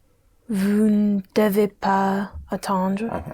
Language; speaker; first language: French; non-native, learner; English